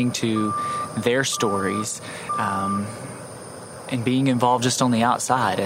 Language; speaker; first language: English; native; English